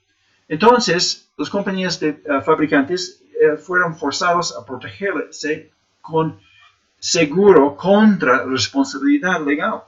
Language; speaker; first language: Spanish; non-native, fluent; English